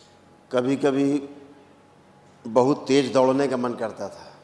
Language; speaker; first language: Hindi; native; Hindi